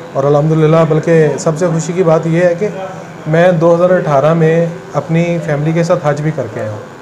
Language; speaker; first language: Urdu; non-native, local second language; Punjabi